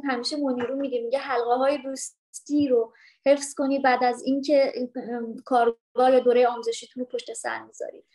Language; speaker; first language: Persian; native; Persian